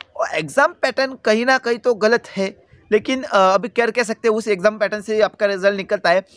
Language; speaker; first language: Hindi; non-native, local second language; Marathi